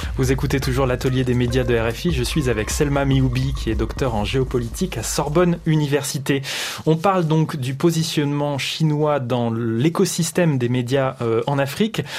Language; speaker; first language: French; native; French